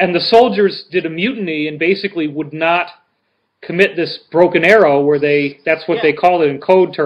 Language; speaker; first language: English; native; English